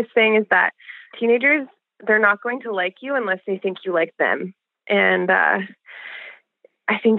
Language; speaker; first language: English; native; English